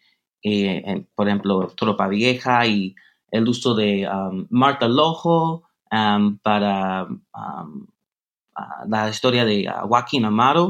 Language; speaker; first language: Spanish; non-native, fluent; English